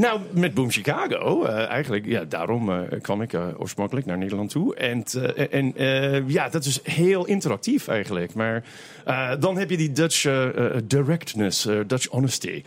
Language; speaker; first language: Dutch; non-native, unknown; English